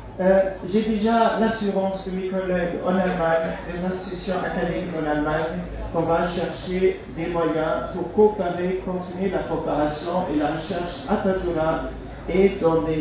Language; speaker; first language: French; non-native, fluent; German